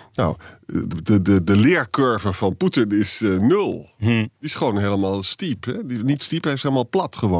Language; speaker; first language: Dutch; native; Dutch